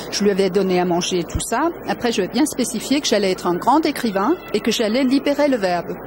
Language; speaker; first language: French; early bilingual, other home language; Danish